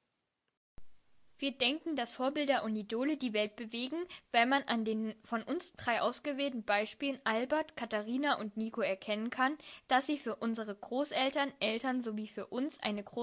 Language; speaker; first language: German; native; German